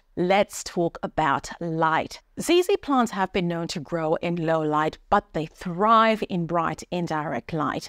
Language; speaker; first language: English; native; English